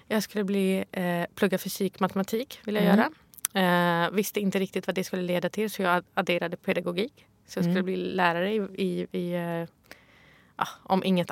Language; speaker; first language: Swedish; early bilingual, other home language; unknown